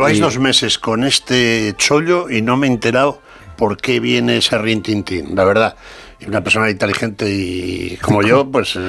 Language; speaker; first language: Spanish; native; Spanish